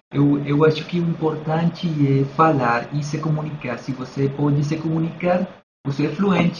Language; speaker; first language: Portuguese; non-native, learner; Spanish